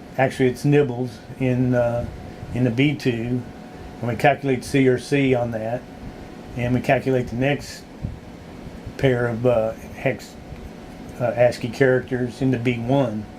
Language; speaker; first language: English; native; English